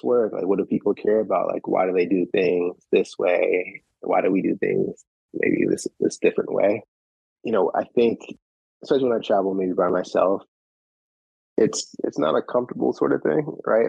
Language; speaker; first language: English; native; English